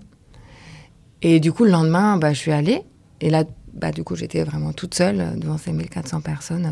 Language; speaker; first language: French; early bilingual, other home language; Lithuanian